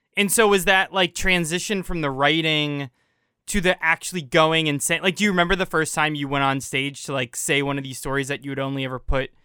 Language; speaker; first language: English; native; English